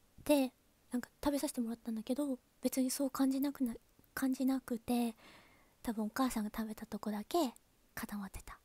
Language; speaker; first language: Japanese; native; Japanese